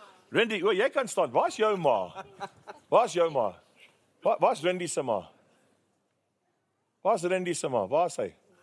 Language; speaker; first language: English; native; English